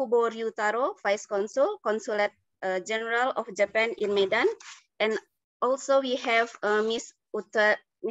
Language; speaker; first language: English; non-native, learner; Indonesian